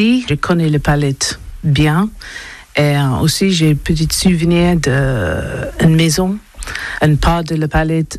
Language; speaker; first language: French; non-native, learner; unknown